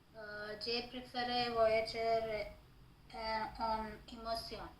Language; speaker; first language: French; non-native, learner; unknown